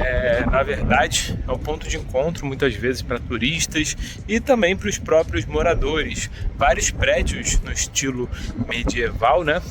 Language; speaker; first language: Portuguese; native; Portuguese